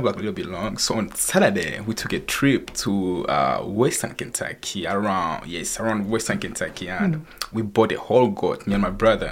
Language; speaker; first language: English; non-native, fluent; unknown